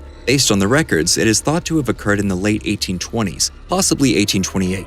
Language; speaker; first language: English; native; English